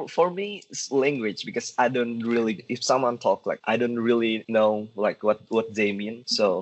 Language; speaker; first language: English; non-native, learner; Indonesian